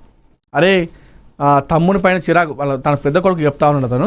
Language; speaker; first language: Telugu; native; Telugu